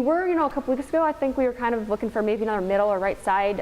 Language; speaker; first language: English; native; English